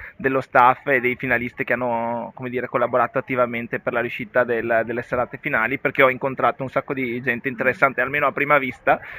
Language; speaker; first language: Italian; native; Italian